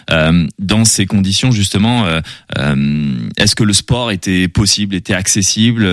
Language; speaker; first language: French; native; French